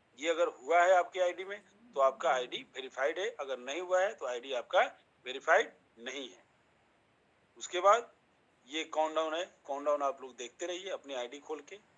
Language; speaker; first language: Hindi; native; Hindi